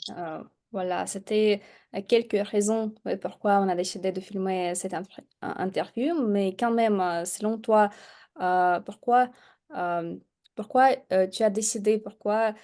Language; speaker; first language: French; non-native, fluent; Russian